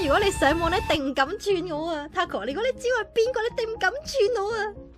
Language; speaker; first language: Cantonese; native; Cantonese